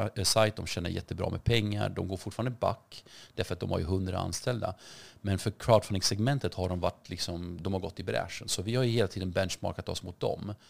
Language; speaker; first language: Swedish; early bilingual, other home language; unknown